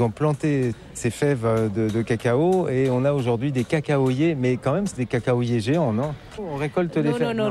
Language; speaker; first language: French; native; French